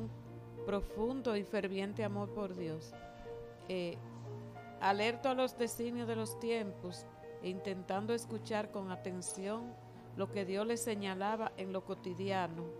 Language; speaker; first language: Spanish; native; Spanish